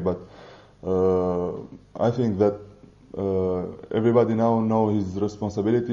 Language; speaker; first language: English; non-native, fluent; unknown